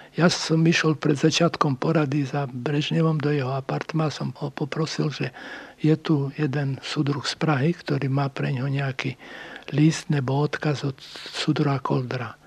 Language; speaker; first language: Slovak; non-native, local second language; Rusyn